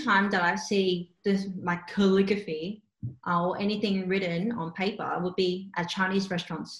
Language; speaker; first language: English; non-native, local second language; Cantonese